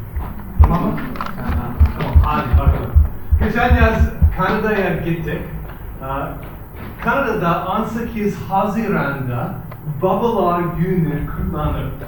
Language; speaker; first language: Turkish; non-native, fluent; English